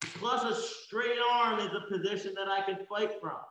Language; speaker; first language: English; native; English